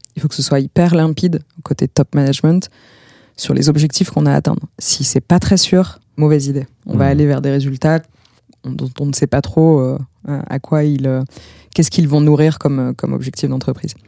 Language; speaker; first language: French; native; French